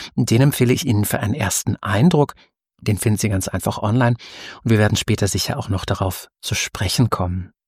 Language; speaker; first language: German; native; German